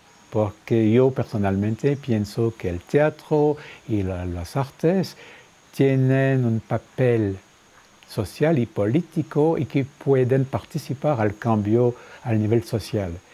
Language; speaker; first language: Spanish; non-native, fluent; French